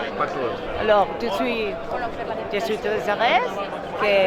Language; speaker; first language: French; non-native, fluent; Catalan